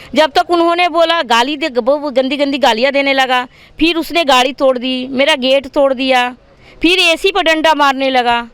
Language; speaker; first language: Hindi; native; Hindi